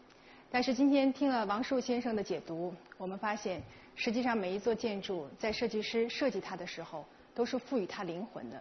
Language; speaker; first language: Chinese; native; Chinese